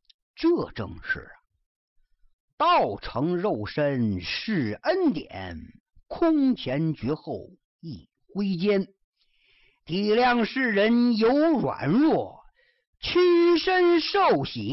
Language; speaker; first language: Chinese; native; Chinese